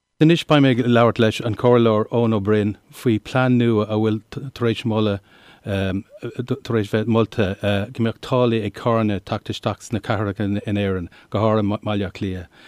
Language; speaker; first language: Irish; non-native, local second language; English